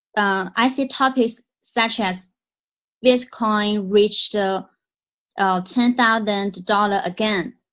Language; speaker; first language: English; non-native, fluent; Chinese